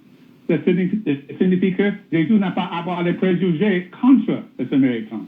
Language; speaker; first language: French; non-native, learner; English